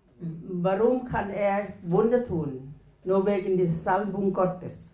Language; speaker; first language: German; non-native, learner; Thai